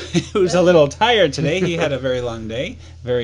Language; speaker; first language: English; native; English